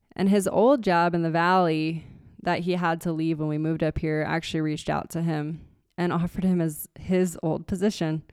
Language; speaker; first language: English; native; English